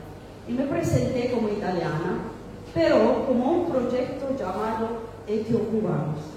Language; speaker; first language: Spanish; non-native, fluent; Amharic